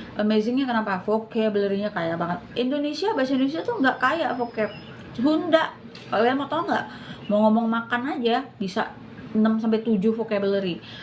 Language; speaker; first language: Indonesian; native; Indonesian